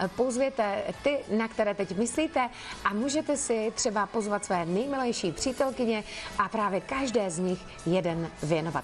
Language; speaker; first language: Czech; native; Czech